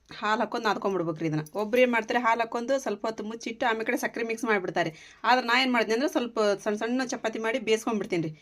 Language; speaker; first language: Kannada; non-native, local second language; Urdu